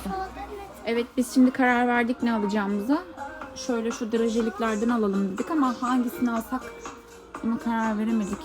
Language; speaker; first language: Turkish; native; Turkish